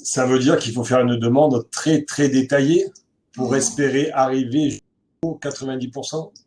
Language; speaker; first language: French; native; French